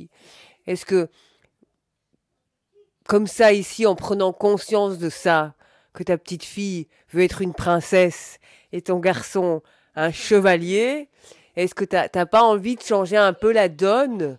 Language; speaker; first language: French; native; French